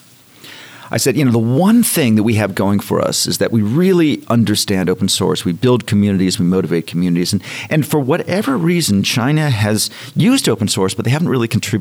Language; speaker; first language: English; native; English